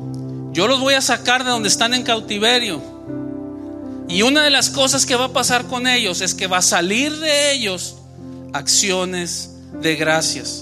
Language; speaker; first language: Spanish; native; Spanish